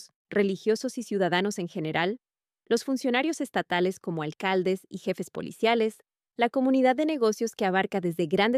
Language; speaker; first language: Spanish; native; Spanish